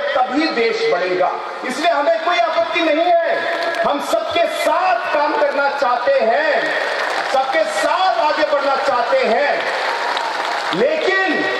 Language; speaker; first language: Hindi; non-native, local second language; Kok Borok